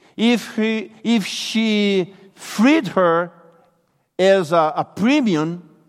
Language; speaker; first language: English; non-native, fluent; Portuguese